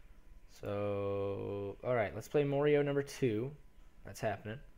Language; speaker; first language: English; native; English